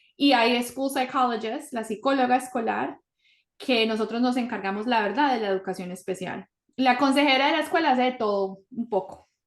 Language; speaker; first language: Spanish; early bilingual, heritage; Spanish